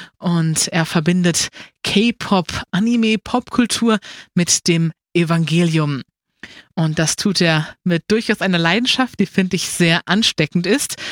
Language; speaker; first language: German; native; German